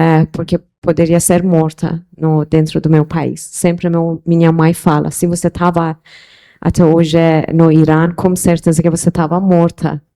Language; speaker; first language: Portuguese; non-native, fluent; Persian